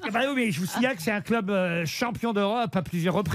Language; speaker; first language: French; native; French